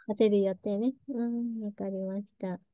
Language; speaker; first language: Japanese; early bilingual, heritage; Vietnamese